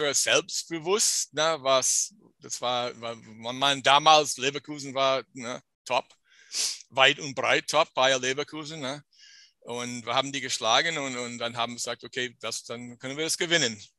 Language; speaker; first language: German; non-native, fluent; English